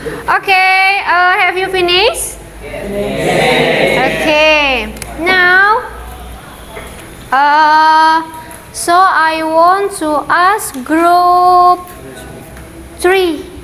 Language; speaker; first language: English; non-native, learner; Indonesian